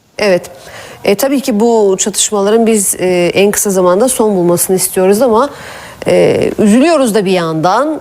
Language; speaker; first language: Turkish; native; Turkish